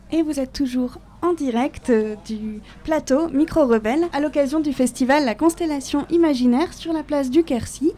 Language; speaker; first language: French; native; French